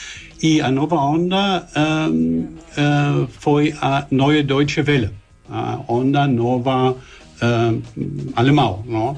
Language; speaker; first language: Portuguese; non-native, learner; German